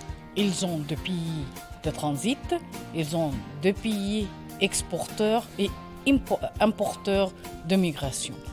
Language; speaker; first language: French; non-native, learner; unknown